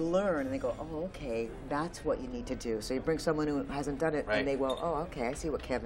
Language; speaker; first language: English; native; English